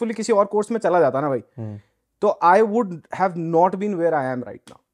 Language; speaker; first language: Hindi; native; Hindi